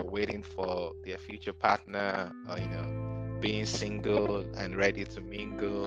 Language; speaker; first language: English; non-native, local second language; Yoruba